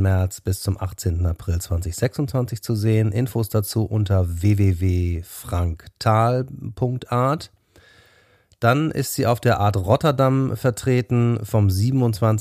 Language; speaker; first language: German; native; German